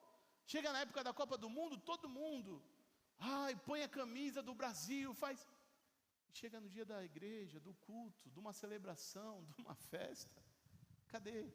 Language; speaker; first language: Portuguese; native; Portuguese